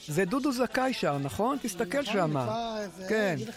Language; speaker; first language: Hebrew; native; Hebrew